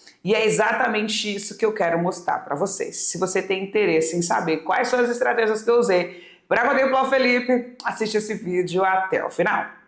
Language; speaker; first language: Portuguese; native; Portuguese